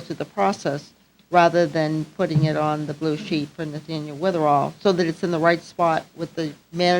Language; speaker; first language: English; native; English